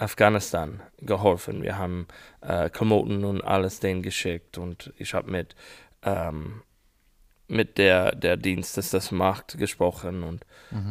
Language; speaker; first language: German; non-native, learner; English